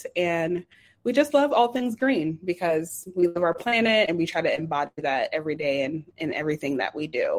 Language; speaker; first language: English; native; English